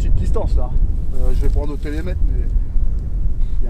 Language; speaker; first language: French; native; French